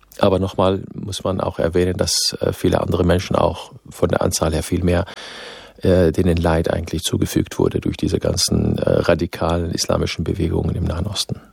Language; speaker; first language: German; non-native, fluent; Arabic